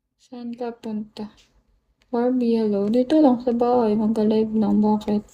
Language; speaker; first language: Filipino; native; Filipino